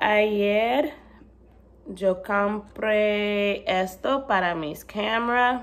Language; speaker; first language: Spanish; non-native, learner; English